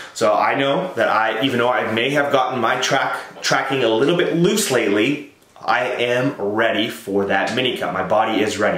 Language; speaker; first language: English; native; English